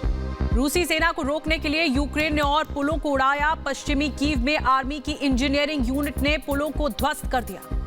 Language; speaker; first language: Hindi; native; Hindi